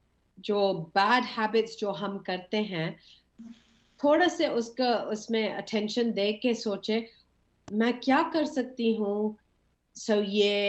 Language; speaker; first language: Hindi; early bilingual, heritage; English